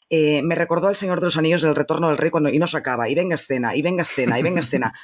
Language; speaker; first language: Spanish; native; Spanish